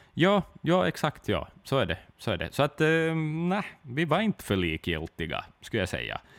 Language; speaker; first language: Swedish; native; Swedish